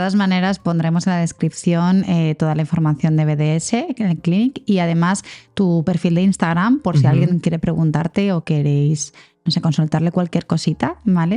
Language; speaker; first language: Spanish; native; Spanish